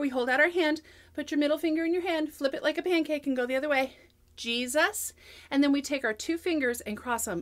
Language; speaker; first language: English; native; English